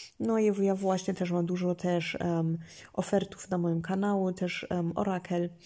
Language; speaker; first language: Polish; early bilingual, heritage; Polish